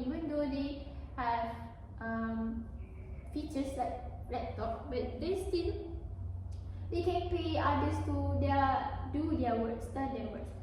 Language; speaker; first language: English; non-native, learner; Malay